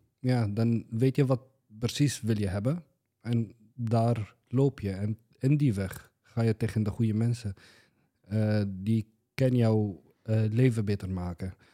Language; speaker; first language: Dutch; non-native, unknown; Arabic